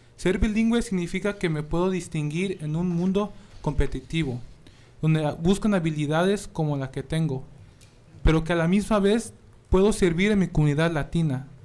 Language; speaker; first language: Spanish; early bilingual, heritage; Spanish